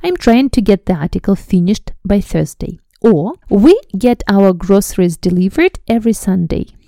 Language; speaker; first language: English; non-native, fluent; Russian